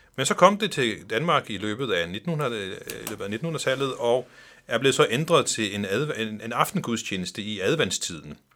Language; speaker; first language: Danish; non-native, local second language; Faroese